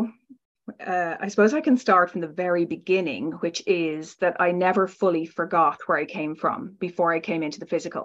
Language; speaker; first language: English; native; English